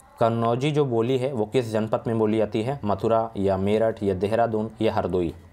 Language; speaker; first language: Hindi; native; Hindi